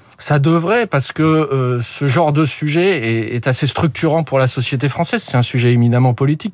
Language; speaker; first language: French; native; French